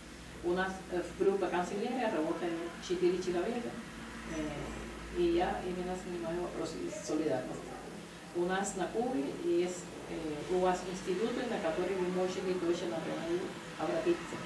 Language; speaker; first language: Russian; non-native, learner; Spanish